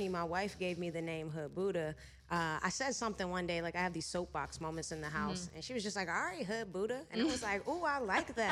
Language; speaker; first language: English; native; English